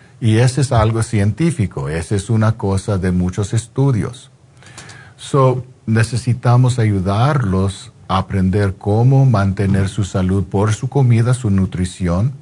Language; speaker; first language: Spanish; non-native, fluent; English